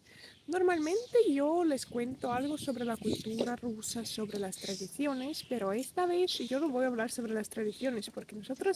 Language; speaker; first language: Spanish; non-native, fluent; Russian